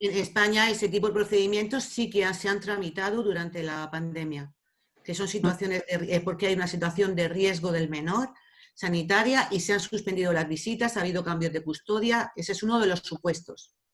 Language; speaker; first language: Spanish; native; Spanish